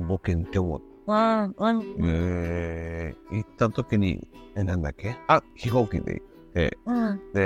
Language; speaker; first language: Japanese; non-native, learner; Spanish